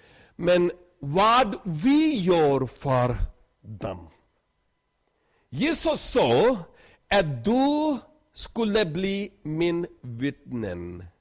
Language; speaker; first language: Swedish; non-native, learner; Urdu